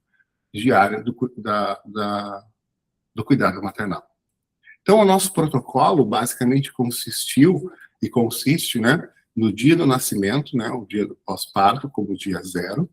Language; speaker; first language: Portuguese; native; Portuguese